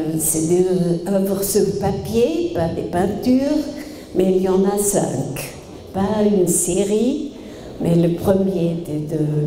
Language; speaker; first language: French; non-native, fluent; German